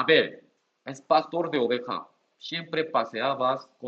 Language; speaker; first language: Spanish; non-native, learner; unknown